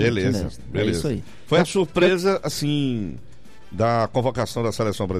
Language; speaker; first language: Portuguese; native; Portuguese